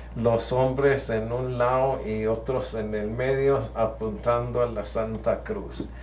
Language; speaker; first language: Spanish; early bilingual, heritage; Spanish